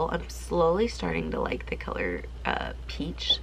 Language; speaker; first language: English; native; English